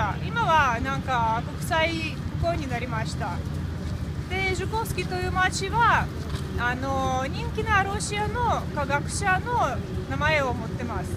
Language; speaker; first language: Japanese; non-native, fluent; Russian